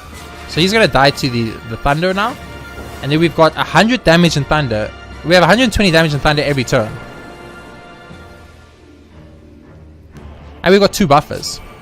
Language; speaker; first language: English; native; English